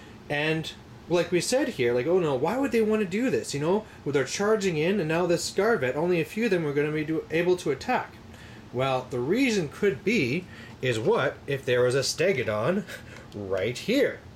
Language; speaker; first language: English; native; English